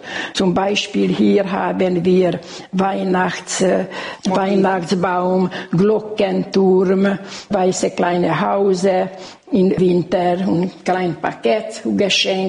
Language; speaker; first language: German; non-native, local second language; Hungarian